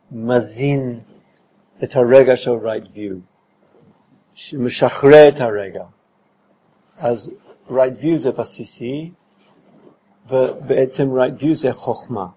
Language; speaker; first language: Hebrew; non-native, fluent; English